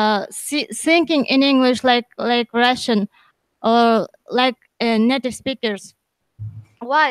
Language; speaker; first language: English; non-native, learner; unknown